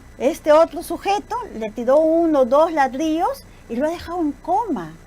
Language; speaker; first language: Spanish; native; Spanish